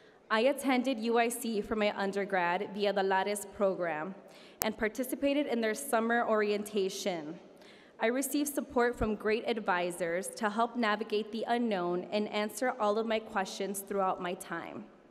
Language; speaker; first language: English; early bilingual, other home language; Spanish